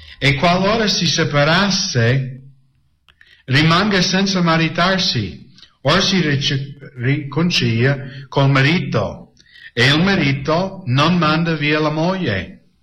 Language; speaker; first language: Italian; non-native, fluent; English